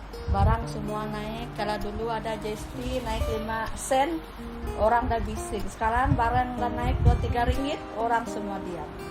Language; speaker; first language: Malay; native; Malay